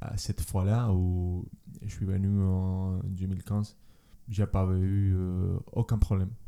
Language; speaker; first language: French; non-native, learner; Spanish